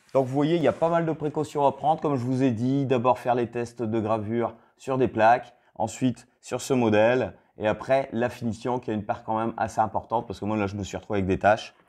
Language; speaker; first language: French; native; French